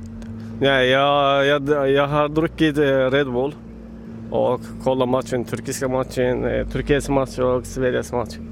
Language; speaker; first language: Swedish; non-native, learner; Turkish